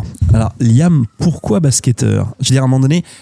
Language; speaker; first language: French; native; French